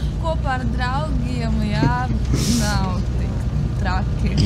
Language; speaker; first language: Latvian; non-native, local second language; Russian